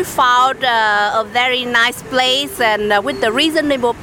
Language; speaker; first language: English; non-native, learner; Vietnamese